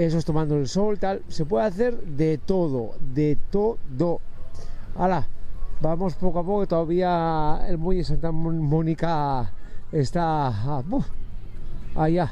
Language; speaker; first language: Spanish; native; Spanish